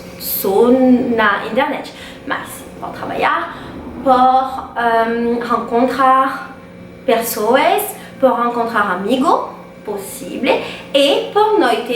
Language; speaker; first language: Portuguese; non-native, learner; French